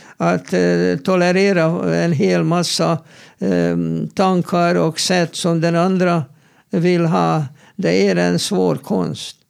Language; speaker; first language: Swedish; non-native, fluent; Hebrew